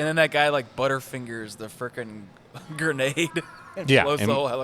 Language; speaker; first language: English; native; English